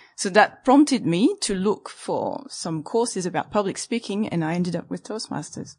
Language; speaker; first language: English; non-native, fluent; French